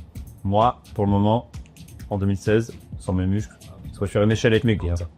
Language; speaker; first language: French; native; French